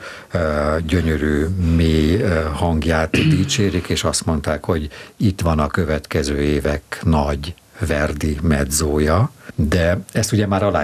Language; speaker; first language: Hungarian; native; Hungarian